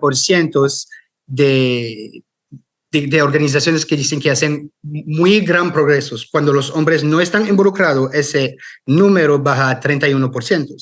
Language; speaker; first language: Spanish; non-native, fluent; French